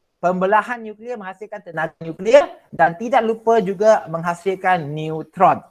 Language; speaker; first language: Malay; non-native, local second language; Chinese